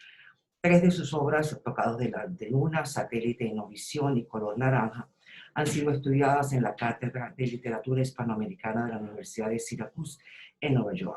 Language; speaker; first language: Spanish; native; Spanish